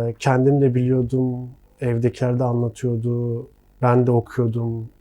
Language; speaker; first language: Turkish; early bilingual, other home language; Abkhazian